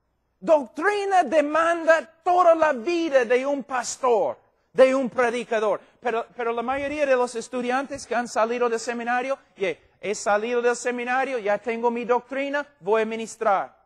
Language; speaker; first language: Spanish; non-native, fluent; English